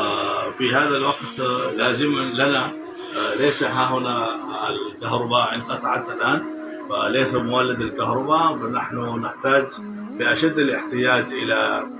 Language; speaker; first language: Arabic; non-native, fluent; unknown